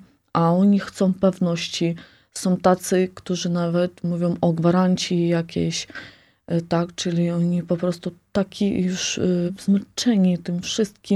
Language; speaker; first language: Polish; non-native, fluent; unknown